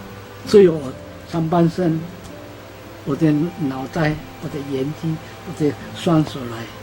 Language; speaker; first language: Chinese; non-native, local second language; Amis